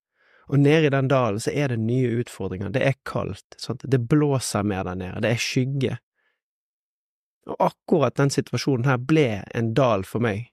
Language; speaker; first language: Norwegian; native; Norwegian